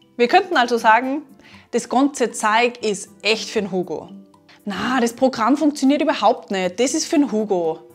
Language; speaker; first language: German; native; German